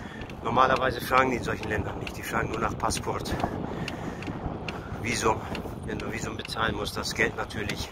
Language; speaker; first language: German; early bilingual, other home language; Turkish